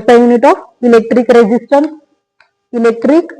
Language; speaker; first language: English; non-native, local second language; Marathi